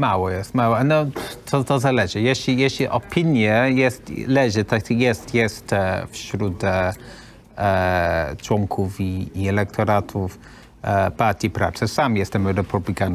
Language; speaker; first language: Polish; non-native, learner; English